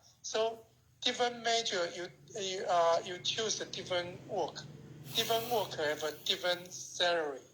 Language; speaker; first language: English; non-native, learner; Chinese